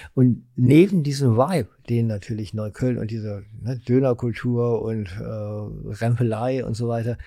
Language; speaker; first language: German; native; German